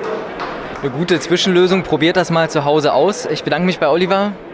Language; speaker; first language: German; native; German